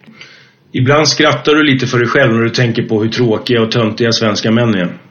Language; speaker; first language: Swedish; native; Swedish